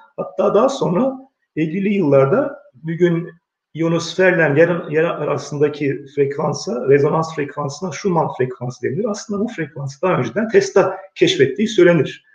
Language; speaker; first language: Turkish; early bilingual, heritage; Turkish